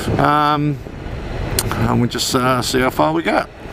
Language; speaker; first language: English; native; English